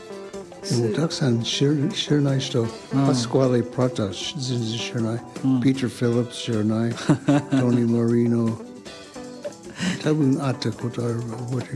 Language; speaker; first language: Japanese; non-native, learner; English